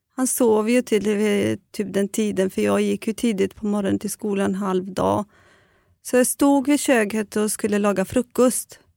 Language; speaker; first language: Swedish; non-native, fluent; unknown